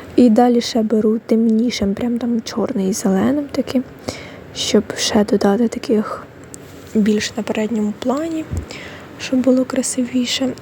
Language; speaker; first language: Ukrainian; non-native, local second language; Russian